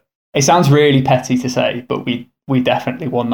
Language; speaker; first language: English; native; English